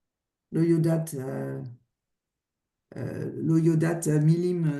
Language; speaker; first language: Hebrew; non-native, learner; French